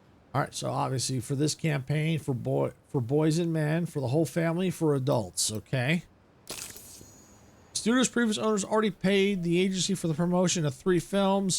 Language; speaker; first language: English; native; English